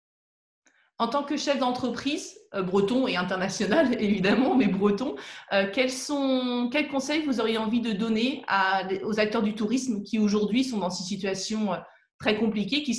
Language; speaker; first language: French; native; French